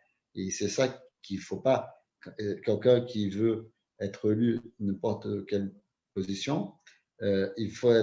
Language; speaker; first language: French; non-native, fluent; Portuguese